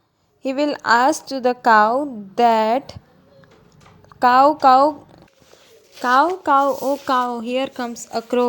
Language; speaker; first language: English; non-native, local second language; Gujarati